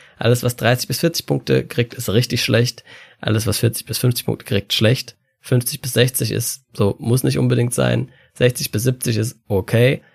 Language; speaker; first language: German; native; German